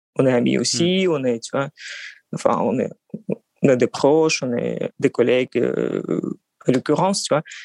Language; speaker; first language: French; non-native, fluent; Russian